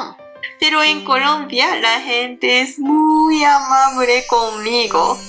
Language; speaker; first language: Spanish; non-native, learner; Japanese